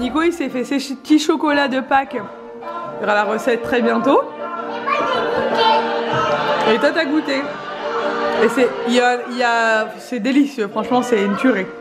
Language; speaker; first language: French; native; French